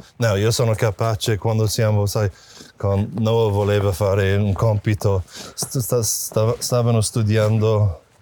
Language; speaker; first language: Italian; non-native, fluent; English